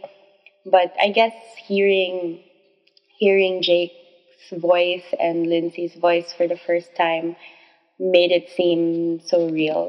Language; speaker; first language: English; non-native, local second language; Filipino